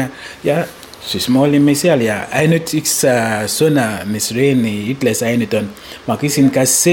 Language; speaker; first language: Estonian; non-native, learner; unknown